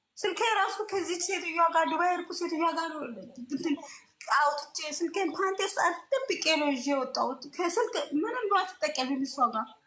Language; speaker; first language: Amharic; non-native, local second language; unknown